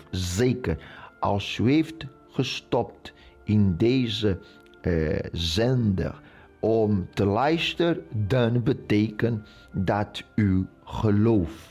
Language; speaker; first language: Dutch; non-native, local second language; Portuguese